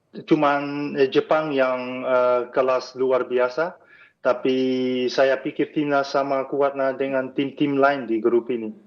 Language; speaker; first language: Indonesian; non-native, fluent; Dutch